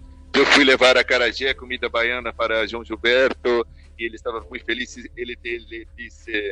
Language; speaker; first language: Spanish; non-native, learner; Portuguese